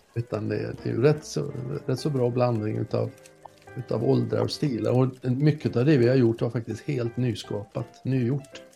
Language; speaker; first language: Swedish; native; Swedish